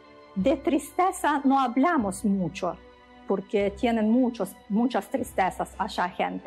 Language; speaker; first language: Spanish; non-native, learner; Ukrainian